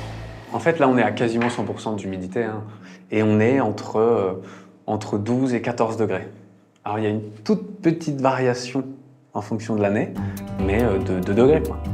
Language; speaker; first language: French; native; French